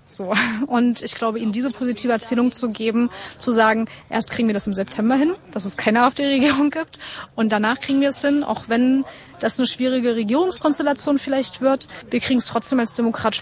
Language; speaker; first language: German; native; German